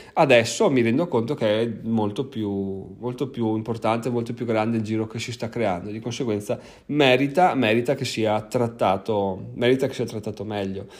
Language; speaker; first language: Italian; native; Italian